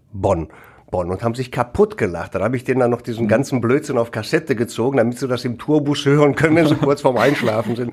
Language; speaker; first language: German; early bilingual, other home language; Greek